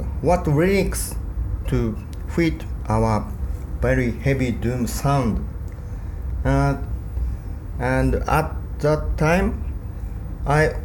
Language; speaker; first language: English; non-native, learner; Japanese